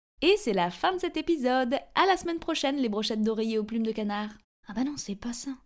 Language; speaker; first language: French; native; French